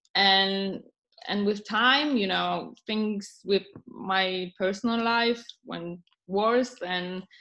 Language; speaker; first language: English; non-native, fluent; Polish